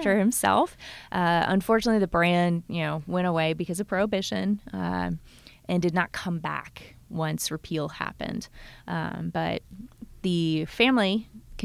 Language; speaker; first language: English; native; English